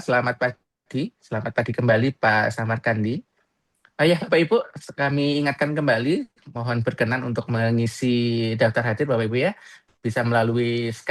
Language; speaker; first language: Indonesian; native; Indonesian